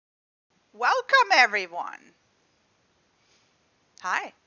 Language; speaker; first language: English; native; English